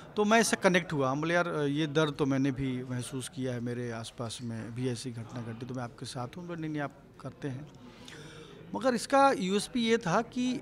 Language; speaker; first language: Hindi; native; Hindi